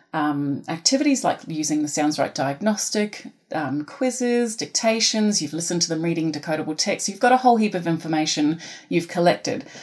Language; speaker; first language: English; native; English